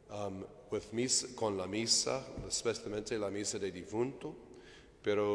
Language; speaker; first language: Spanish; non-native, fluent; English